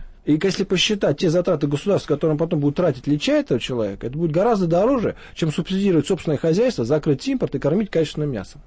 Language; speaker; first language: Russian; native; Russian